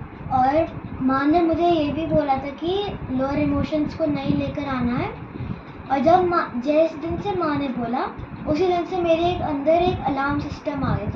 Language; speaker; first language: Hindi; native; Hindi